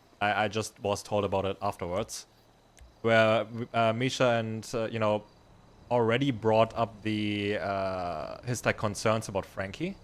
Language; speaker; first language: English; non-native, fluent; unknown